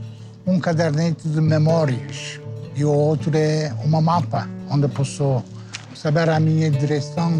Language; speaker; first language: Portuguese; non-native, fluent; Turkish